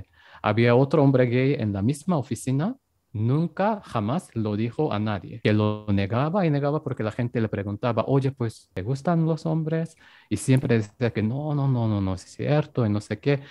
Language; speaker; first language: Spanish; non-native, fluent; Japanese